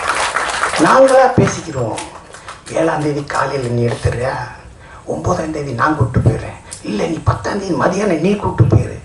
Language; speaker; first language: Tamil; native; Tamil